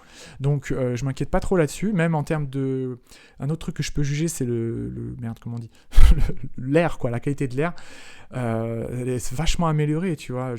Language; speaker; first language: French; native; French